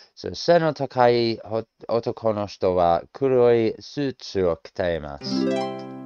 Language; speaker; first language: Japanese; non-native, learner; English